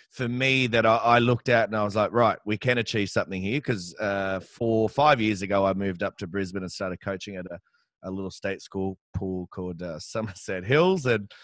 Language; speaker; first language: English; native; English